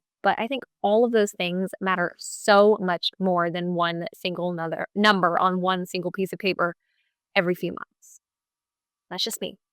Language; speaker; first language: English; native; English